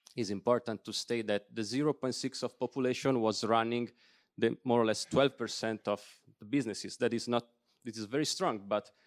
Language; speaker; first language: English; non-native, fluent; Italian